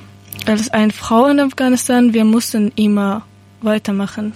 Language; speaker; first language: German; non-native, learner; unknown